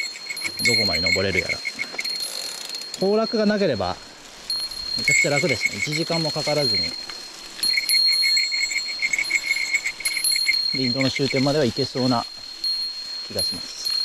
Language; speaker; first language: Japanese; native; Japanese